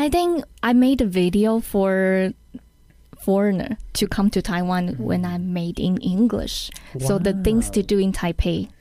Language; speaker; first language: English; non-native, learner; Chinese